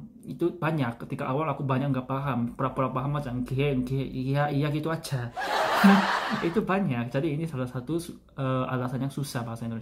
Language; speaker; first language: Indonesian; non-native, fluent; Korean